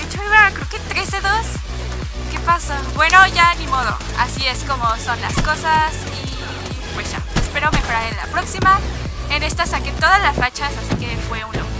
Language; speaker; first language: Spanish; native; Spanish